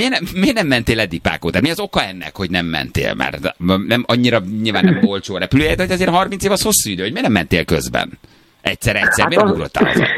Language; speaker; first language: Hungarian; native; Hungarian